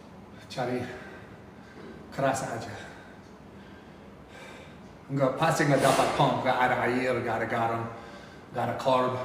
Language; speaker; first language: Indonesian; non-native, fluent; English